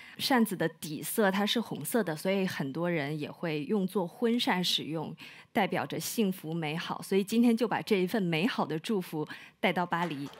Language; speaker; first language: Chinese; native; Chinese